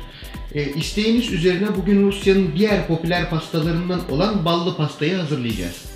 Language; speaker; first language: Turkish; native; Turkish